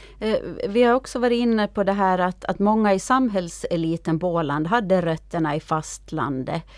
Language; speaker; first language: Swedish; native; Swedish